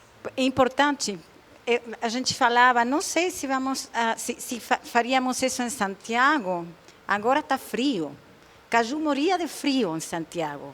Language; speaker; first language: Portuguese; non-native, fluent; Spanish